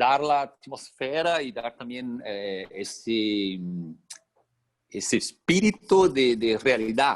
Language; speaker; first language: Spanish; non-native, fluent; Portuguese